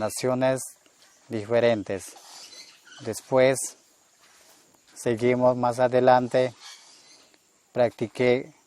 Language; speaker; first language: Spanish; non-native, local second language; Shipibo-Conibo